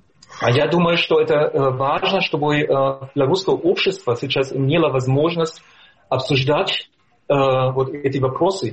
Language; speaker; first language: Russian; non-native, fluent; German